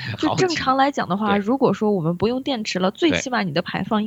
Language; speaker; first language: Chinese; native; Chinese